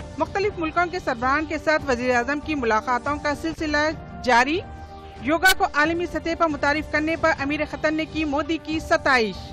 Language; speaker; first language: Urdu; native; Urdu